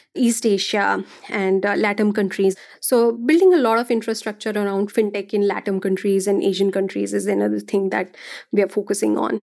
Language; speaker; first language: English; non-native, local second language; Hindi